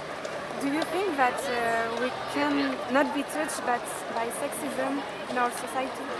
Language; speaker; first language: English; non-native, learner; French